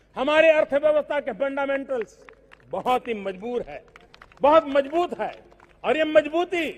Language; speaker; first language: Hindi; non-native, local second language; Gujarati